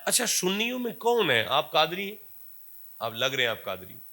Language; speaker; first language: Urdu; non-native, local second language; Punjabi